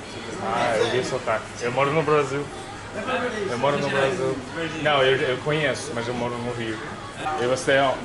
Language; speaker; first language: Portuguese; early bilingual, heritage; English